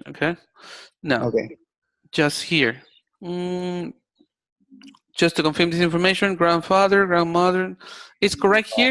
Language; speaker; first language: English; non-native, fluent; Spanish